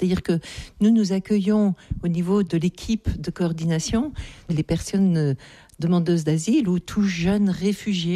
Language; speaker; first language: French; native; French